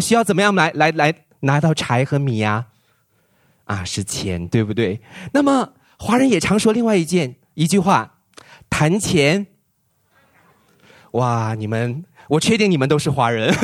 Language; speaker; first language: Chinese; native; Chinese